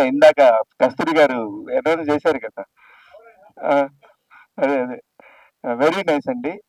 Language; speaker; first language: Telugu; native; Telugu